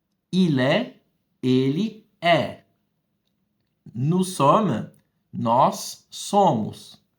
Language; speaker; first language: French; non-native, fluent; Portuguese